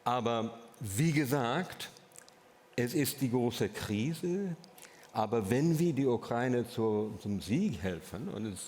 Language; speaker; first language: German; non-native, fluent; English